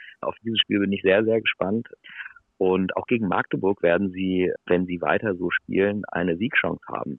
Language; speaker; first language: German; native; German